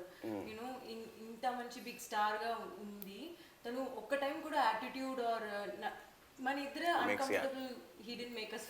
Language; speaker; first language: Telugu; non-native, learner; Tamil